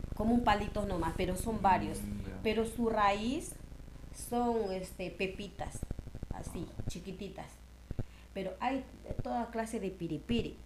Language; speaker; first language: Spanish; non-native, local second language; Shipibo-Conibo